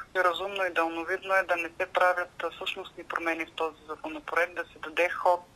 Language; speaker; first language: Bulgarian; native; Bulgarian